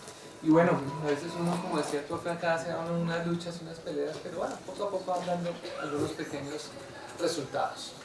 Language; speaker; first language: Spanish; native; Spanish